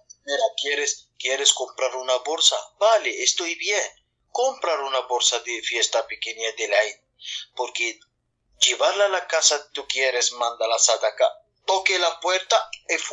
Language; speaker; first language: Spanish; non-native, learner; Arabic